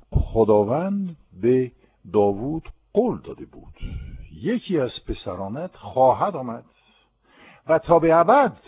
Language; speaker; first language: Persian; non-native, fluent; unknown